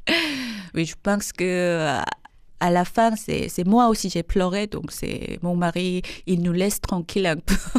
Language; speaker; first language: French; non-native, fluent; Korean